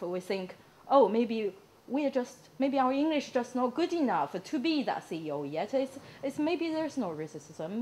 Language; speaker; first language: English; non-native, fluent; Chinese